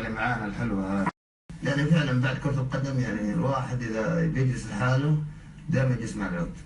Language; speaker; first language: Arabic; native; Arabic